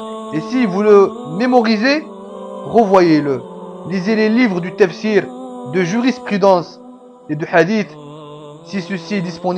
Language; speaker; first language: French; non-native, local second language; Arabic